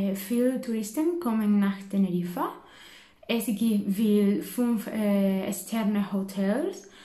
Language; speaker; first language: German; non-native, learner; Spanish